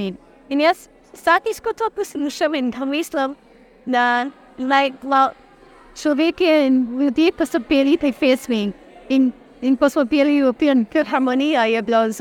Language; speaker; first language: Slovenian; early bilingual, heritage; Slovenian